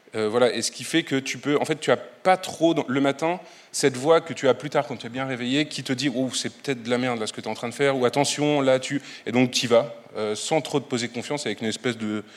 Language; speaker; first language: French; native; French